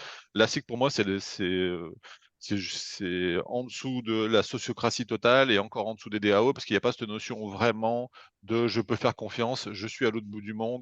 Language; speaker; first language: French; native; French